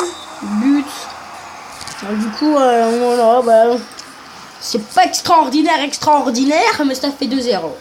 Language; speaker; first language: French; native; French